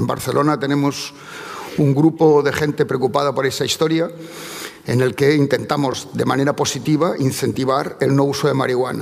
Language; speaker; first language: Spanish; native; Spanish